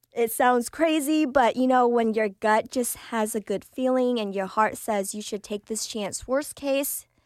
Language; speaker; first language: English; early bilingual, other home language; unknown